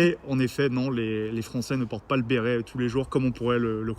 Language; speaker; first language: French; native; French